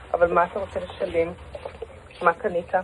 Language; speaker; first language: Hebrew; native; Hebrew